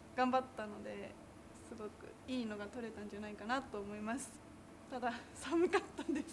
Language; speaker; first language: Japanese; native; Japanese